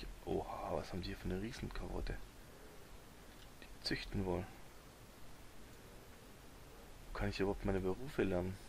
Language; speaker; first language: German; native; German